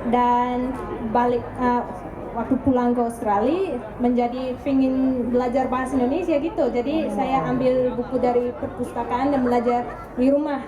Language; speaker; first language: Indonesian; non-native, fluent; English